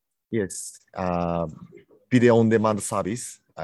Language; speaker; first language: English; non-native, learner; Japanese